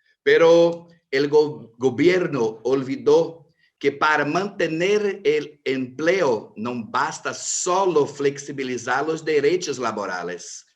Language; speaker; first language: Spanish; non-native, fluent; Portuguese